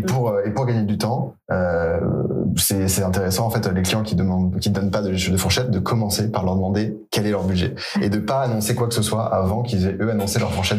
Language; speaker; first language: French; native; French